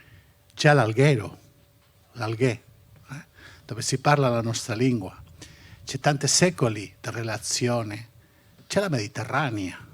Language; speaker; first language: Italian; non-native, fluent; Catalan